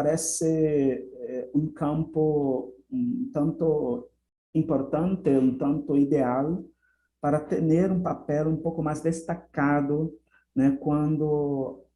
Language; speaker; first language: Spanish; non-native, fluent; Portuguese